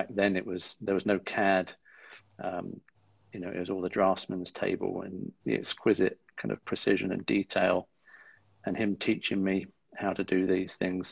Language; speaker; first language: English; native; English